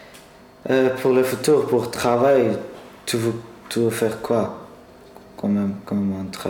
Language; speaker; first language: French; non-native, learner; Persian